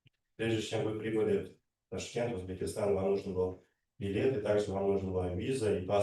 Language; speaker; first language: Russian; native; Russian